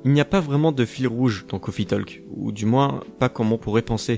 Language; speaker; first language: French; native; French